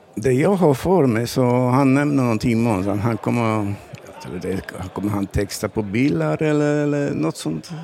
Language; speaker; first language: Swedish; non-native, fluent; Polish